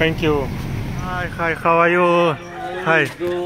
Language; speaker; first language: English; non-native, learner; Russian